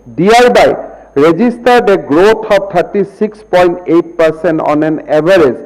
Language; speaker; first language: English; non-native, local second language; Assamese